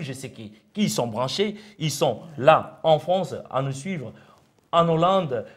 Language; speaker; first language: French; non-native, local second language; Lingala